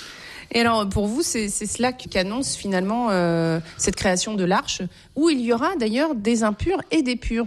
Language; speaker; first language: French; native; French